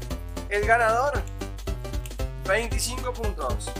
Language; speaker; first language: Spanish; native; Spanish